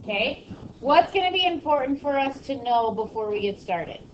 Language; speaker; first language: English; native; English